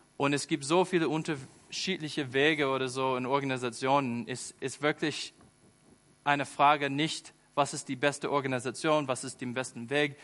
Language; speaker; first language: German; non-native, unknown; English